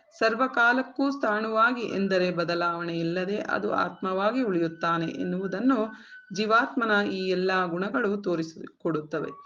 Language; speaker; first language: Kannada; native; Kannada